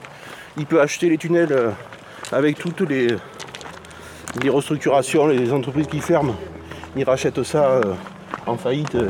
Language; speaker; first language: French; native; French